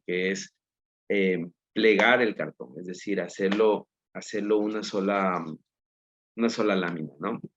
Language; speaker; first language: Spanish; native; Spanish